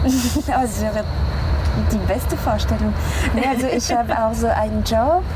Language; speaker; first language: German; non-native, fluent; French